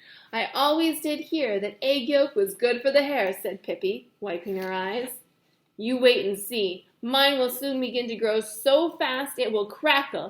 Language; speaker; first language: English; native; English